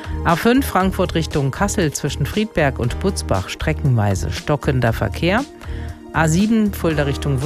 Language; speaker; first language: German; native; German